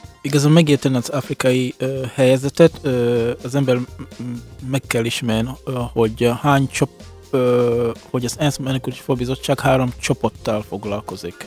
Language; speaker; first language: Hungarian; non-native, fluent; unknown